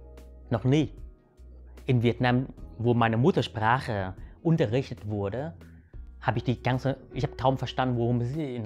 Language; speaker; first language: German; early bilingual, other home language; Vietnamese